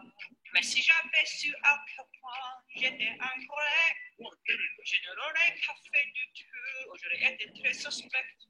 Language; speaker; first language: French; non-native, learner; English